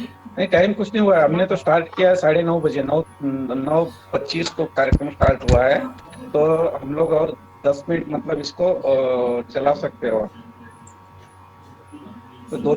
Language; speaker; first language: Hindi; native; Hindi